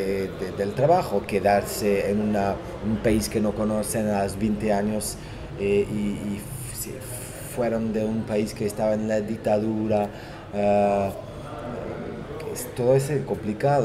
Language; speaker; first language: Spanish; non-native, fluent; Portuguese